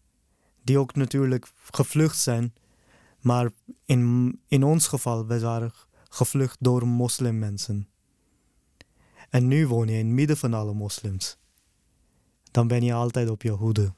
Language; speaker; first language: Dutch; early bilingual, other home language; Urdu